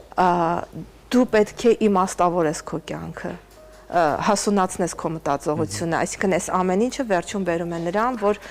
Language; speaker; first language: Armenian; native; Armenian